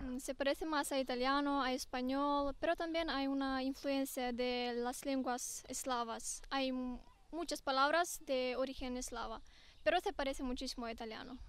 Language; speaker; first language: Spanish; non-native, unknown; Romanian